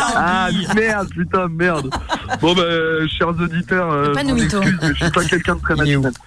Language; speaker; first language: French; native; French